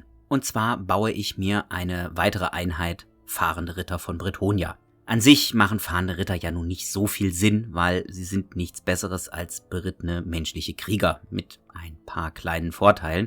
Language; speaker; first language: German; native; German